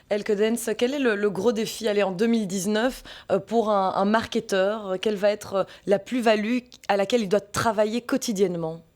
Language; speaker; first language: French; native; French